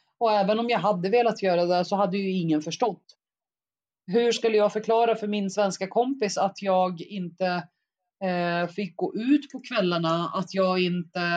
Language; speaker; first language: Swedish; early bilingual, other home language; Arabic